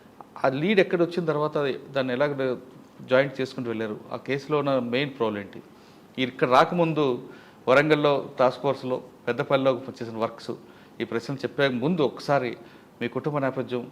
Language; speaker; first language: Telugu; native; Telugu